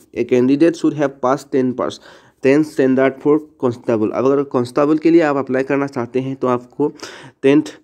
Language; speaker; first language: Hindi; non-native, local second language; Assamese